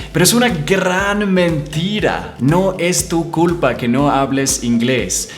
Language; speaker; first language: Spanish; non-native, fluent; English